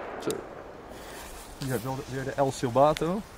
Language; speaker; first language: Dutch; native; Dutch